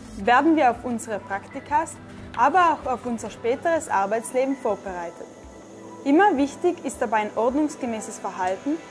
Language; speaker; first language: German; native; German